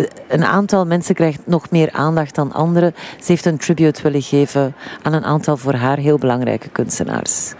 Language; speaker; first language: Dutch; native; Dutch